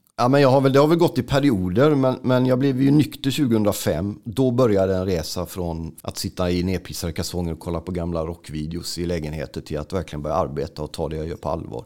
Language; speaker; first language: Swedish; native; Swedish